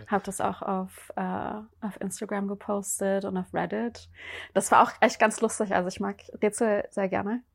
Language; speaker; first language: German; native; German